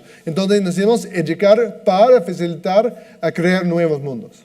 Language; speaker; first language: Spanish; non-native, fluent; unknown